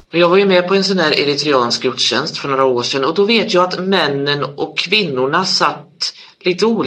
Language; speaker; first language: Swedish; native; Swedish